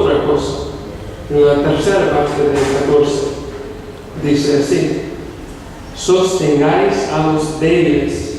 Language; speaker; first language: Spanish; non-native, fluent; English